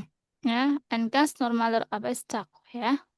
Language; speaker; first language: German; non-native, fluent; Indonesian